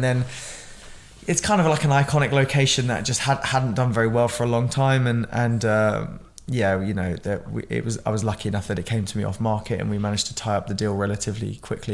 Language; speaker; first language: English; native; English